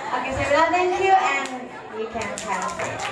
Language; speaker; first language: English; non-native, fluent; Indonesian